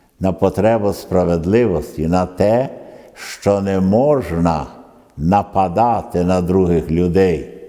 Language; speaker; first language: Ukrainian; early bilingual, other home language; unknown